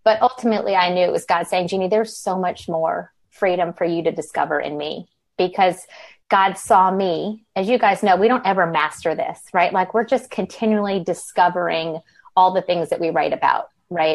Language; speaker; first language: English; native; English